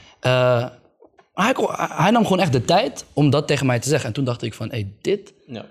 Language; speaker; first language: Dutch; early bilingual, other home language; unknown